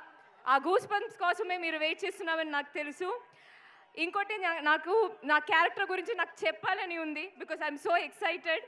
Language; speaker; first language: Telugu; non-native, fluent; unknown